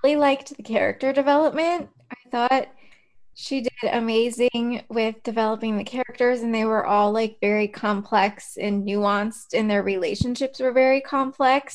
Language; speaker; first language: English; native; English